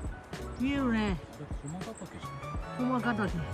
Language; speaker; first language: Japanese; non-native, learner; Chinese